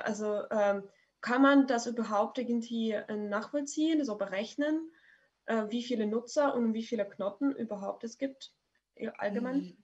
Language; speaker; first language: German; non-native, fluent; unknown